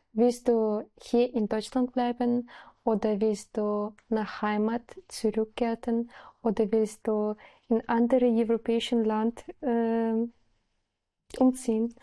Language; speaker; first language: German; non-native, learner; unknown